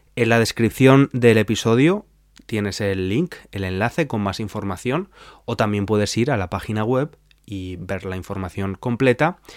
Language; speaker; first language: Spanish; native; Spanish